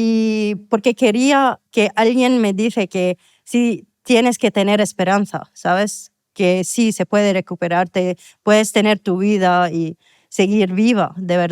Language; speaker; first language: Spanish; non-native, fluent; Arabic